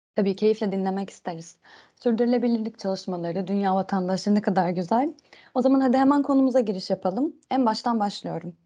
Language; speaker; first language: Turkish; native; Turkish